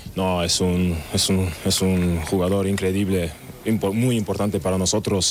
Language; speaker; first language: Spanish; non-native, learner; German